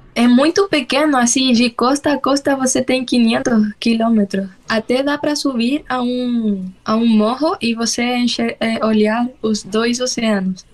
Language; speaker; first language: Portuguese; non-native, fluent; Spanish